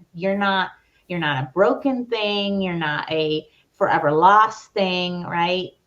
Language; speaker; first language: English; native; English